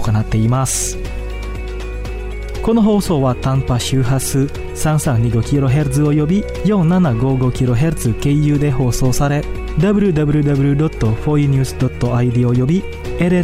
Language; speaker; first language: Japanese; non-native, fluent; Indonesian